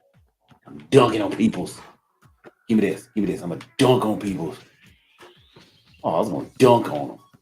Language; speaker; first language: English; native; English